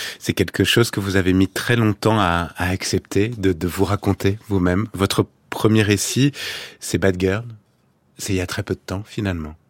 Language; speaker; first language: French; native; French